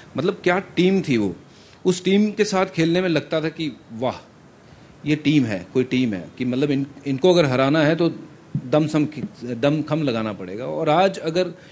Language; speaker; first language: Hindi; non-native, local second language; Punjabi